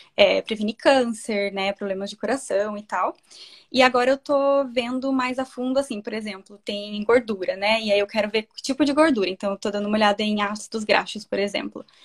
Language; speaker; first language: Portuguese; native; Portuguese